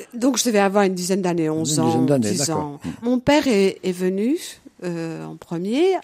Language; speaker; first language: French; early bilingual, other home language; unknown